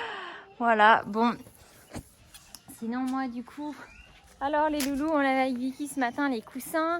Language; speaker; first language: French; native; French